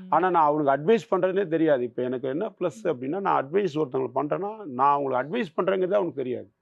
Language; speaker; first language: Tamil; native; Tamil